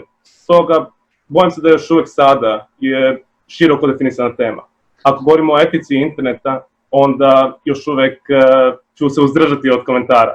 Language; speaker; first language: Bosnian; native; Bosnian